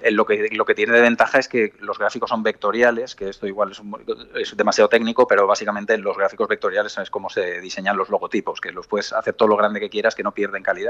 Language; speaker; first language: Spanish; native; Spanish